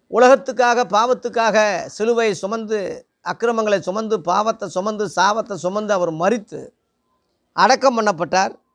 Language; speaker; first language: Tamil; non-native, local second language; Telugu